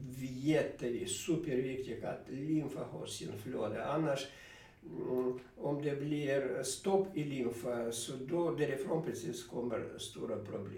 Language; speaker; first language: Swedish; non-native, fluent; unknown